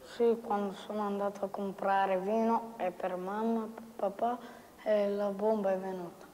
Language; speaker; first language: Italian; non-native, learner; Serbian